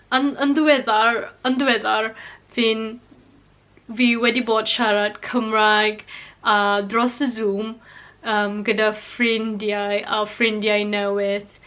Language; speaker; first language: Welsh; non-native, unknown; Malay